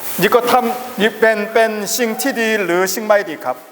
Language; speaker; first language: Thai; non-native, learner; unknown